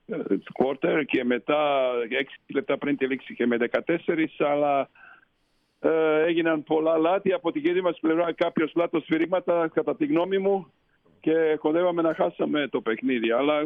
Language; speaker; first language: Greek; non-native, fluent; Slovenian